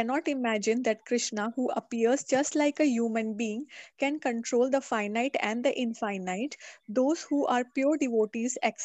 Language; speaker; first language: English; non-native, local second language; Hindi